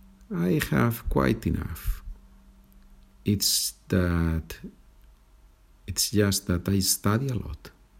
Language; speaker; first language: English; non-native, fluent; Spanish